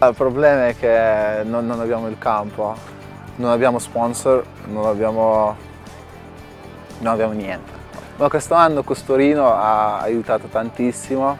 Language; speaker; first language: Italian; non-native, fluent; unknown